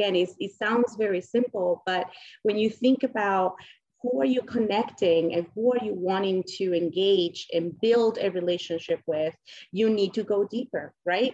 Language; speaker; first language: English; non-native, fluent; Spanish